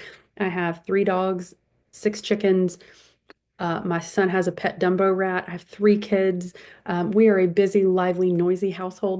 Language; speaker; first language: English; native; English